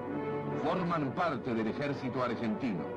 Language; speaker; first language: Spanish; native; Spanish